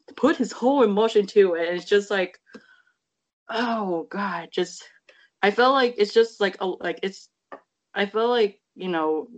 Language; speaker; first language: English; native; English